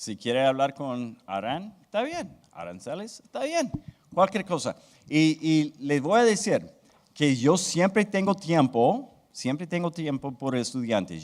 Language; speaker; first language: Spanish; non-native, fluent; English